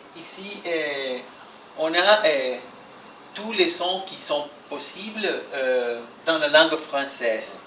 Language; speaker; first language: French; non-native, fluent; Spanish